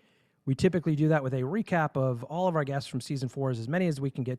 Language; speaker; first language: English; native; English